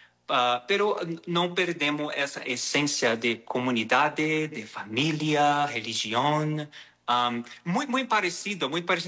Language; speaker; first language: Portuguese; non-native, learner; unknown